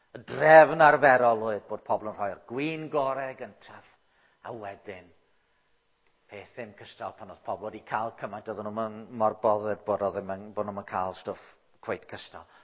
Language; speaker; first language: Welsh; native; Welsh